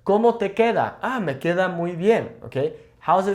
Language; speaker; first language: Spanish; non-native, fluent; English